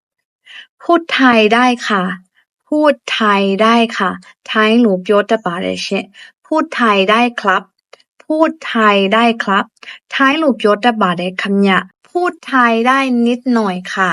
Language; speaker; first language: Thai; non-native, fluent; Burmese